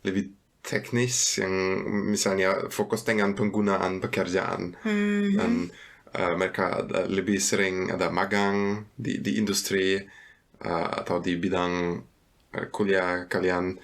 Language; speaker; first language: Indonesian; non-native, fluent; German